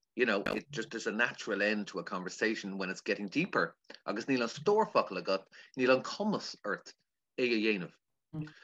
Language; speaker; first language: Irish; non-native, local second language; English